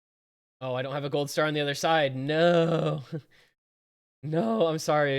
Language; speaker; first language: English; native; English